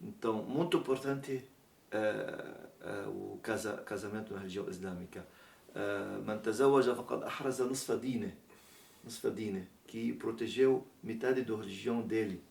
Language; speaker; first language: Portuguese; non-native, learner; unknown